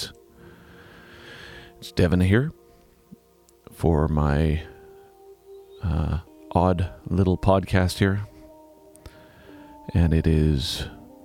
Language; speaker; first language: English; native; English